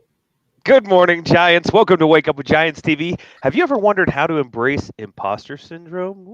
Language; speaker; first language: English; native; English